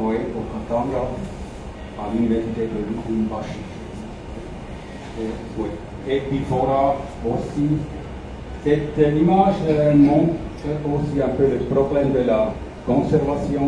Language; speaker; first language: French; non-native, fluent; German